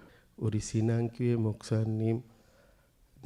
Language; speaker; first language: Korean; non-native, learner; Sinhala